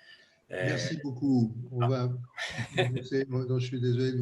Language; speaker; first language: French; native; French